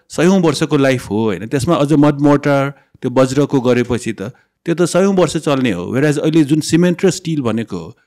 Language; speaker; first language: Nepali; non-native, local second language; Newari